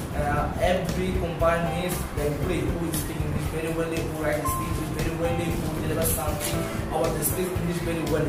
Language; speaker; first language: English; non-native, learner; Bangla